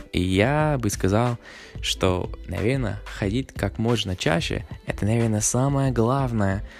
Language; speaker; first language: Russian; non-native, fluent; English